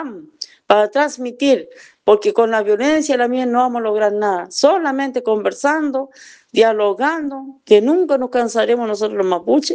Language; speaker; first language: Spanish; non-native, local second language; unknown